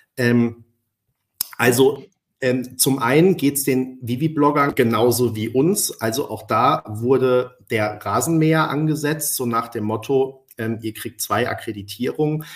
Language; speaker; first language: German; early bilingual, other home language; Spanish